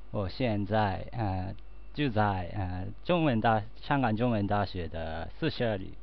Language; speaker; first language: Chinese; non-native, learner; Japanese